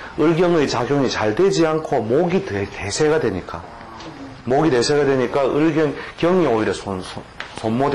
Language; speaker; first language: Korean; native; Korean